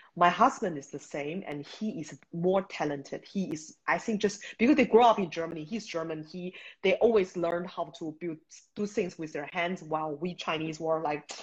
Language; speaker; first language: English; non-native, fluent; Chinese